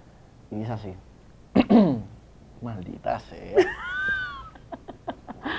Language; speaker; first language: Spanish; native; Spanish